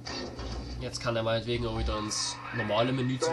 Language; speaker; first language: German; native; German